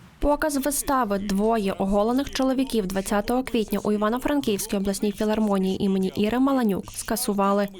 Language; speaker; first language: Ukrainian; native; Ukrainian